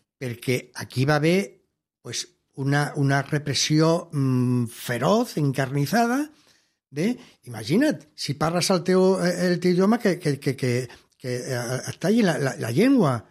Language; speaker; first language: Catalan; non-native, local second language; Spanish